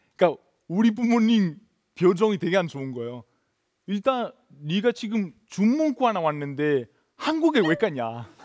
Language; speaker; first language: Korean; non-native, fluent; Italian